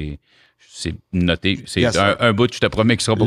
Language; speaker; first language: French; native; French